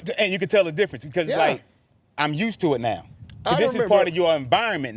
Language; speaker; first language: English; native; English